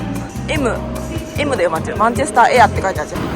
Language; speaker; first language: Japanese; native; Japanese